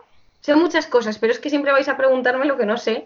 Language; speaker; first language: Spanish; native; Spanish